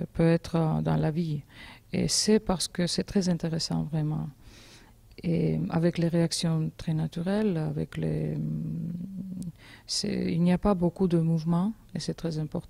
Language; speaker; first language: French; non-native, learner; Georgian